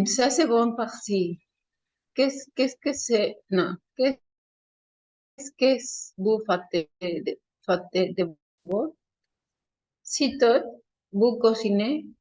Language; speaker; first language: French; non-native, learner; Spanish